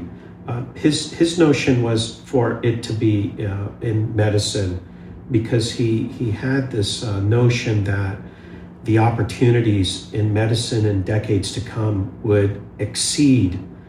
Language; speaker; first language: English; early bilingual, other home language; Hindi